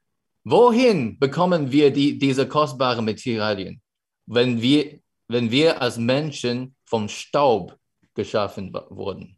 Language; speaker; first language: German; non-native, fluent; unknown